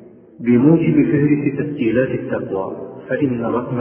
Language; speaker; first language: Arabic; native; Arabic